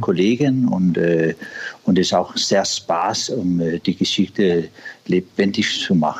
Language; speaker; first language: German; non-native, learner; Danish